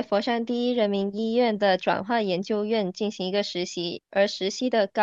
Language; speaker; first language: Chinese; non-native, local second language; Cantonese